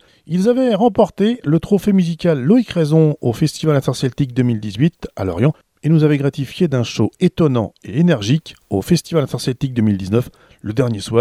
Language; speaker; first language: French; native; French